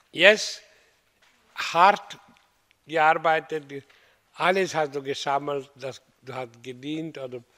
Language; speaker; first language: German; non-native, learner; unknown